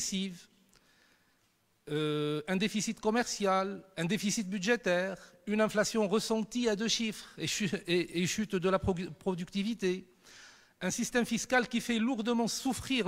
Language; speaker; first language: French; non-native, local second language; Arabic